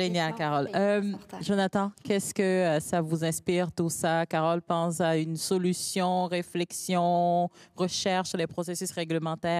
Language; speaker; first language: French; native; French